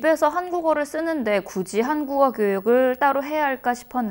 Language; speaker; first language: Korean; native; Korean